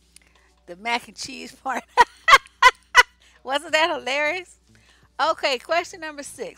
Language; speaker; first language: English; native; English